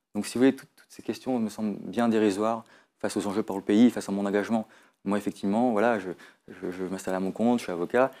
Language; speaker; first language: French; native; French